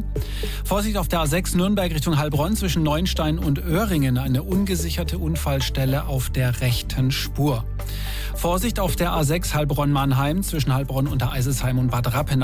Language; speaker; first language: German; native; German